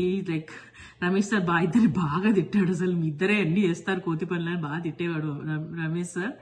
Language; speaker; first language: Telugu; native; Telugu